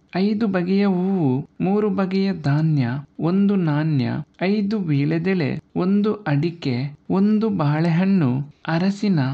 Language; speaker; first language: Kannada; non-native, local second language; Tulu